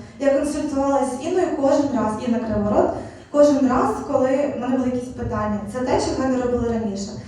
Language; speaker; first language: Ukrainian; native; Ukrainian